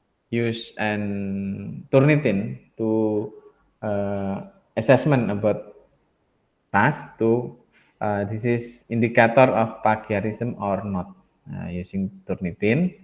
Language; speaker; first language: English; non-native, learner; Indonesian